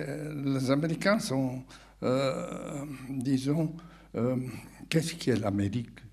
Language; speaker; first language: French; non-native, fluent; Portuguese